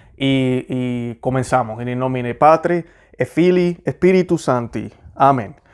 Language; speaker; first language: Spanish; native; Spanish